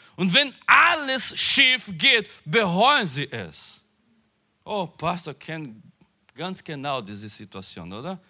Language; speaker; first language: German; non-native, learner; Portuguese